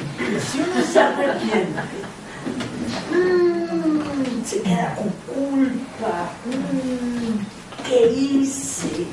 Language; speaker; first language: Spanish; non-native, fluent; Portuguese